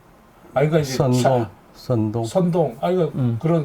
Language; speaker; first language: Korean; native; Korean